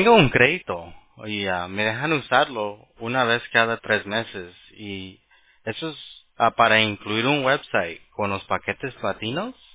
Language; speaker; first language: Spanish; early bilingual, heritage; Spanish